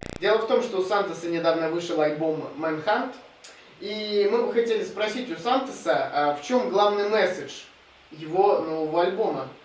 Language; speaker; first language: Russian; native; Russian